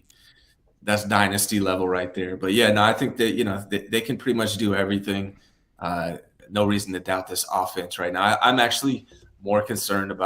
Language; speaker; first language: English; native; English